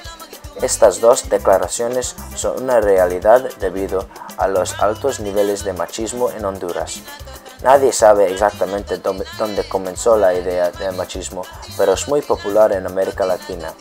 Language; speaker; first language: Spanish; non-native, learner; English